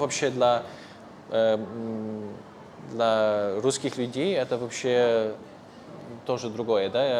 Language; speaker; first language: Russian; non-native, fluent; Polish